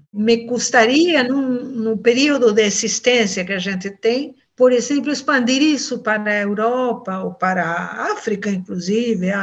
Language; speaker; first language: Portuguese; non-native, fluent; Spanish